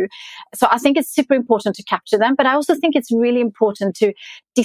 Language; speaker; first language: English; non-native, fluent; Swedish